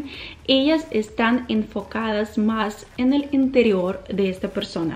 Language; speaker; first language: Spanish; non-native, fluent; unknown